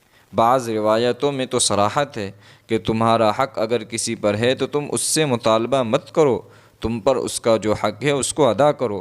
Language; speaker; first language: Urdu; non-native, local second language; Gujarati